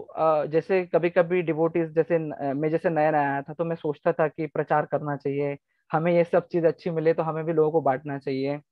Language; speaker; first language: Hindi; non-native, local second language; Gujarati